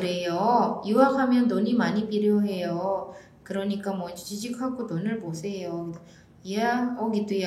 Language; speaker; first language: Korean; non-native, fluent; Indonesian